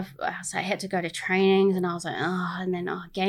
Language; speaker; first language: English; native; English